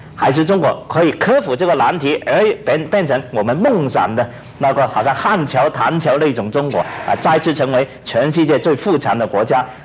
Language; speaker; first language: Chinese; non-native, local second language; Cantonese